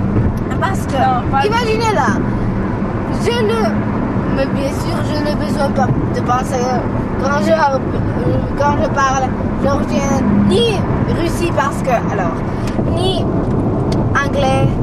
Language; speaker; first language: French; non-native, learner; Georgian